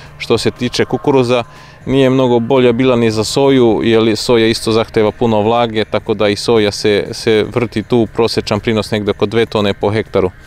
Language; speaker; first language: Croatian; non-native, local second language; Hungarian